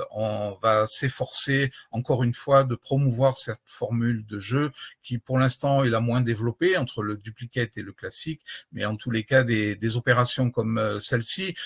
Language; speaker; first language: French; native; French